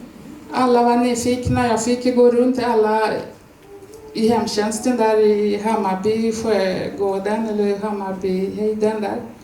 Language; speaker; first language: Swedish; non-native, fluent; Swahili